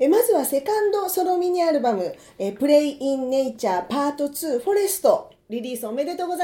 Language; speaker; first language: Japanese; native; Japanese